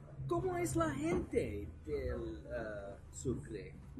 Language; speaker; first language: Spanish; non-native, learner; English